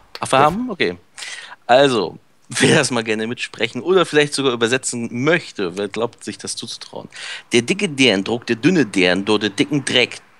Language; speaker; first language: German; native; German